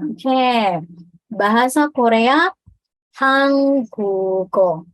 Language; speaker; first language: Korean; non-native, fluent; Indonesian